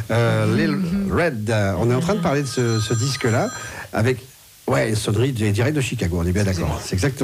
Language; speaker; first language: French; native; French